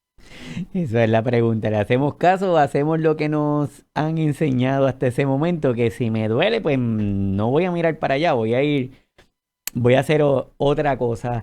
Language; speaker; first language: Spanish; native; Spanish